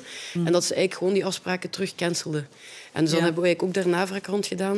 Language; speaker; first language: Dutch; native; Dutch